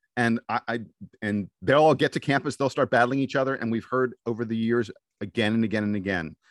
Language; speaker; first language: English; native; English